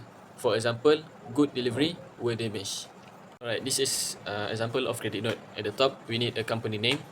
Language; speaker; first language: English; non-native, local second language; Malay